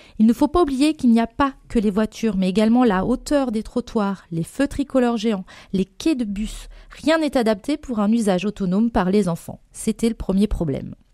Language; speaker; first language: French; native; French